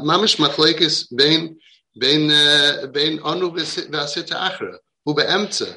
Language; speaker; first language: Hebrew; non-native, fluent; English